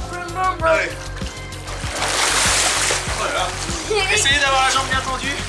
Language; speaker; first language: French; native; French